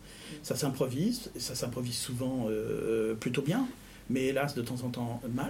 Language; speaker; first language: French; native; French